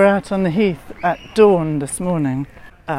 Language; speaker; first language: English; native; English